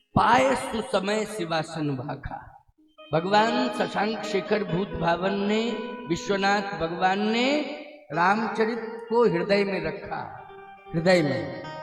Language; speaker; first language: Hindi; native; Hindi